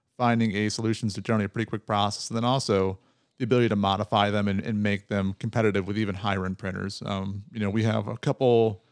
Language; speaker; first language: English; native; English